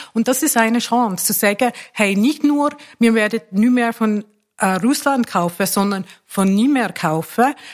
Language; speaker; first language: German; non-native, fluent; English